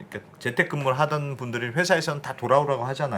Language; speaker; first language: Korean; native; Korean